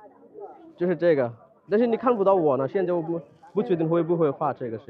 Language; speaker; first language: Chinese; non-native, learner; Bangla